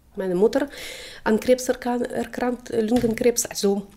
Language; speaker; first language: German; non-native, fluent; Russian